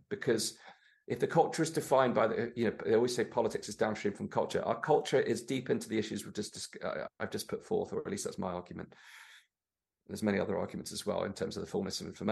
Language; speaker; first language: English; native; English